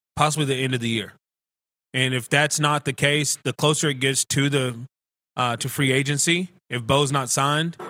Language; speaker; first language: English; native; English